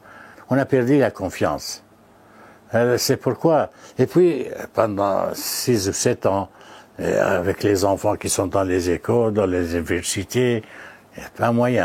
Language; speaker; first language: French; non-native, fluent; Arabic